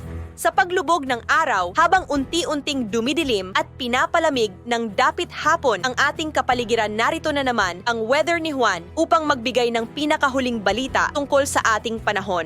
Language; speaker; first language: Filipino; native; Filipino